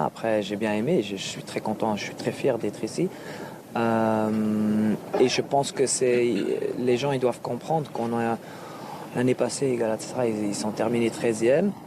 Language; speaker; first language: French; non-native, local second language; Dutch